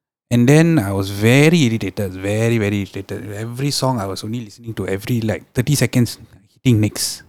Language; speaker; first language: English; non-native, local second language; Tamil